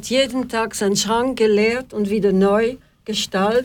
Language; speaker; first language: German; non-native, fluent; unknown